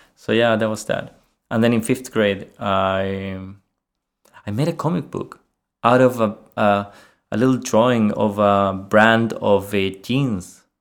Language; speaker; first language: English; non-native, fluent; Spanish